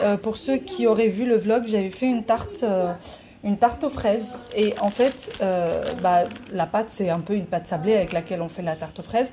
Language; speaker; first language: French; native; French